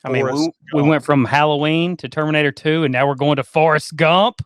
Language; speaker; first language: English; native; English